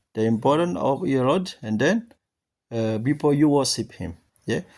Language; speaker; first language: English; non-native, learner; Indonesian